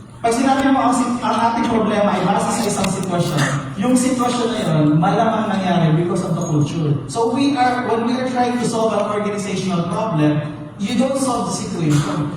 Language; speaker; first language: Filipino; native; Filipino